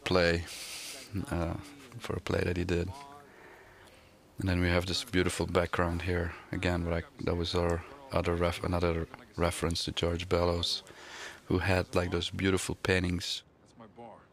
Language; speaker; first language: English; non-native, fluent; Dutch